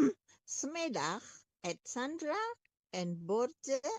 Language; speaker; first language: Dutch; non-native, learner; Indonesian